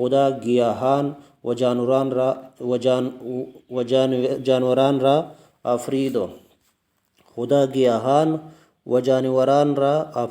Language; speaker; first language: Persian; non-native, fluent; Urdu